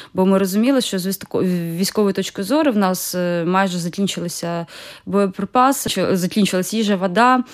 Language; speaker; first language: Ukrainian; native; Ukrainian